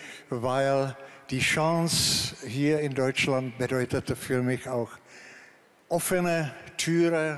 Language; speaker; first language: German; non-native, fluent; Czech